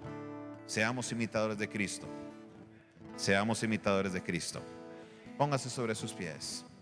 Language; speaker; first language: Spanish; native; Spanish